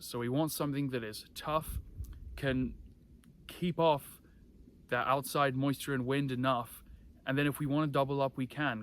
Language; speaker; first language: English; native; English